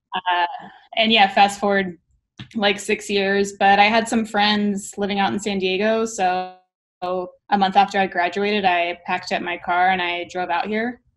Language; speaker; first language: English; native; English